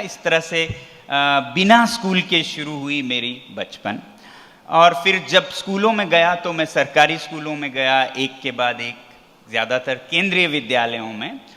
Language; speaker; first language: Hindi; non-native, local second language; Ladakhi